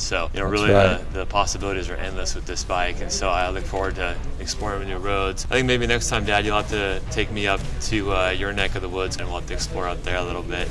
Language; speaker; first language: English; native; English